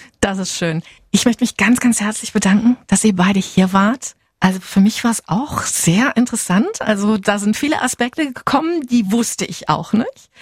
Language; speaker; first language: German; native; German